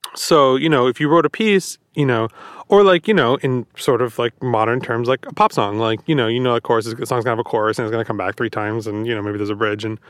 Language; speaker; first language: English; native; English